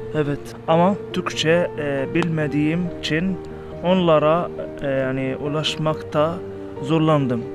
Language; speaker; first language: Turkish; non-native, learner; Arabic